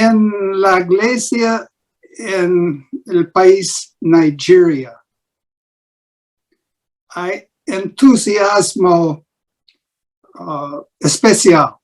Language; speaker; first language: Spanish; non-native, learner; English